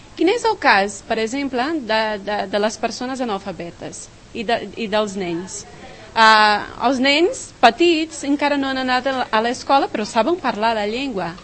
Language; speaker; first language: Catalan; non-native, fluent; Portuguese